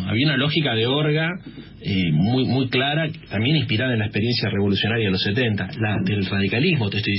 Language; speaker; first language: Spanish; native; Spanish